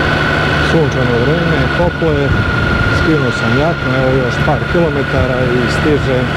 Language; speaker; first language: Croatian; native; Croatian